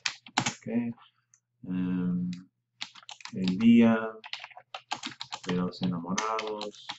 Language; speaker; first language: Spanish; non-native, fluent; English